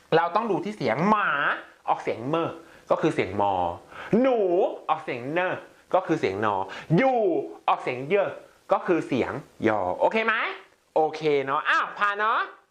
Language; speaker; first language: Thai; native; Thai